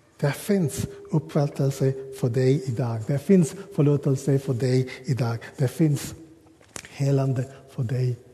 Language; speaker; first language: Swedish; non-native, learner; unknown